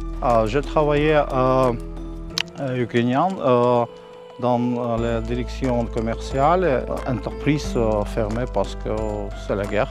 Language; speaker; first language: French; non-native, learner; Ukrainian